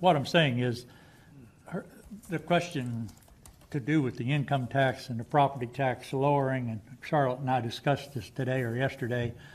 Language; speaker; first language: English; native; English